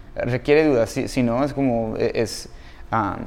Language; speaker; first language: Spanish; non-native, fluent; English